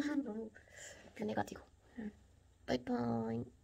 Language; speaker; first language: Korean; non-native, fluent; Portuguese